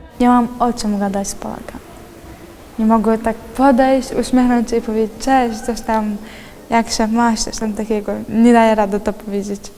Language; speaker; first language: Polish; non-native, fluent; Chechen